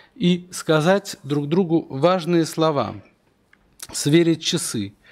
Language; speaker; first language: Russian; native; Russian